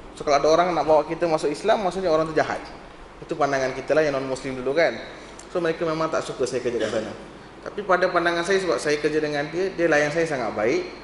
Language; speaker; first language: Malay; non-native, local second language; Tamil